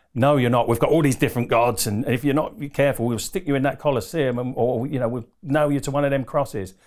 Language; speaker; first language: English; native; English